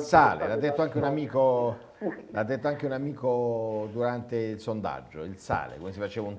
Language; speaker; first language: Italian; native; Italian